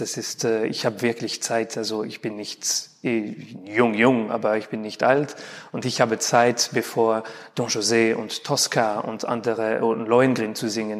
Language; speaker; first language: German; non-native, learner; French